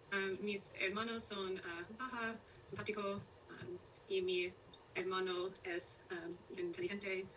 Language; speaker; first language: Spanish; non-native, learner; English